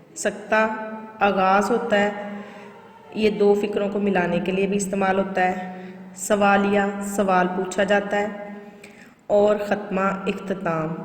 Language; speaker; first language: Urdu; non-native, local second language; Punjabi